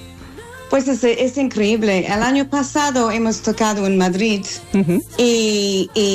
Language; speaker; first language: Spanish; non-native, learner; English